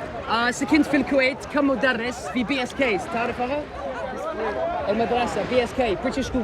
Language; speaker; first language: Arabic; non-native, learner; English